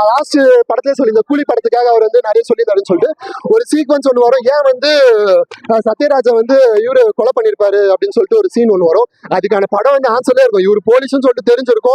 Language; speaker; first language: Tamil; native; Tamil